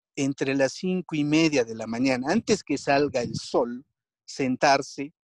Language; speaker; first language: Spanish; non-native, local second language; Quechua